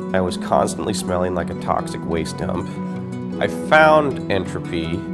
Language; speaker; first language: English; native; English